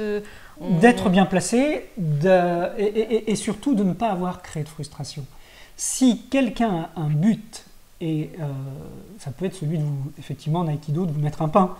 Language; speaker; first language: French; native; French